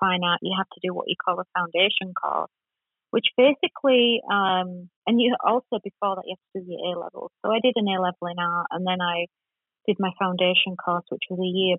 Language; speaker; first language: English; native; English